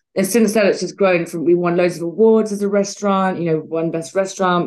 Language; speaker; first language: English; native; English